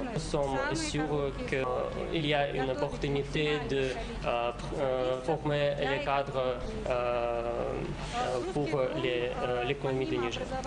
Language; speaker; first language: French; non-native, fluent; Russian